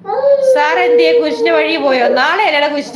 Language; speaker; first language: Malayalam; native; Malayalam